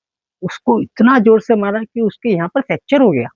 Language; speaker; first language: Hindi; native; Hindi